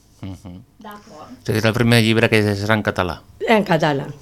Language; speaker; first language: Catalan; native; Catalan